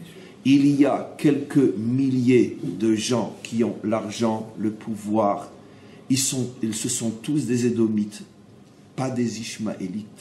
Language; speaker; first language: French; native; French